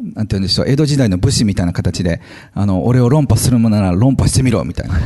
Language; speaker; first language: Japanese; native; Japanese